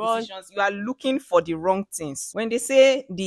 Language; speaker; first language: English; non-native, local second language; Ibibio